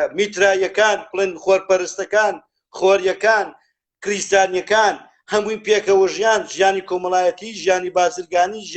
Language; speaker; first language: Central Kurdish; non-native, local second language; Gurani